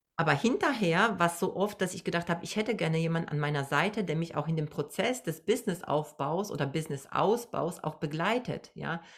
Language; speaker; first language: German; non-native, fluent; Polish